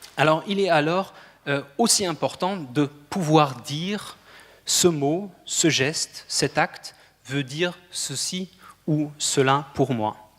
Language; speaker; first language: French; non-native, fluent; German